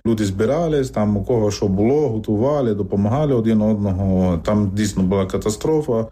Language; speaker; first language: Ukrainian; non-native, fluent; Arabic